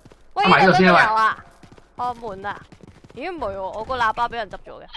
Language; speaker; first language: Chinese; native; Chinese